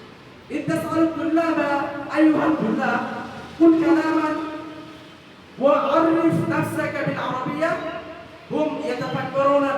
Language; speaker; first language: Arabic; non-native, fluent; Bangla